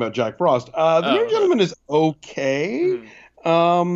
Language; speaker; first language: English; native; English